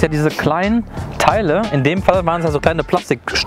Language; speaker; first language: German; native; German